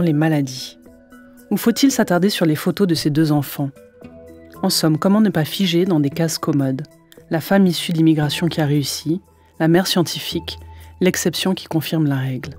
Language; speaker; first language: French; native; French